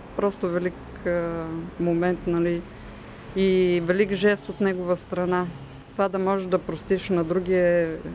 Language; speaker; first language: Bulgarian; native; Bulgarian